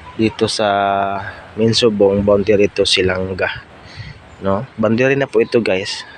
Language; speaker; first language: Filipino; non-native, local second language; Cebuano